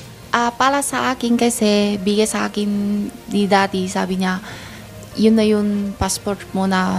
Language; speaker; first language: Filipino; non-native, learner; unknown